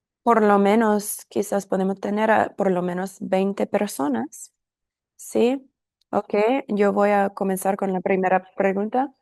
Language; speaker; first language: Spanish; non-native, fluent; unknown